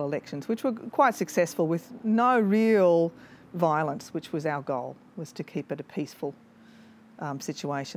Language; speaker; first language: English; native; English